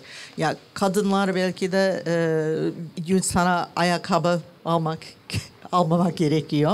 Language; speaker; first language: Turkish; non-native, learner; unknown